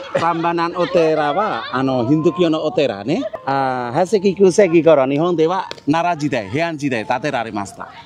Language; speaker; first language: Japanese; non-native, learner; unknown